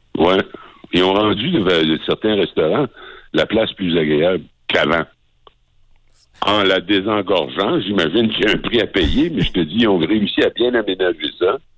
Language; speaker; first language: French; native; French